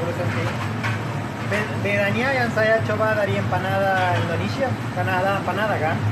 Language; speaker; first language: Indonesian; non-native, learner; Spanish